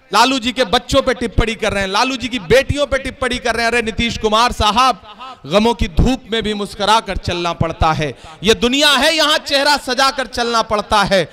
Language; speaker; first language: Hindi; native; Hindi